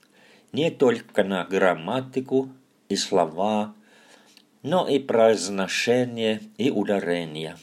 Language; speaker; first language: Russian; non-native, fluent; Finnish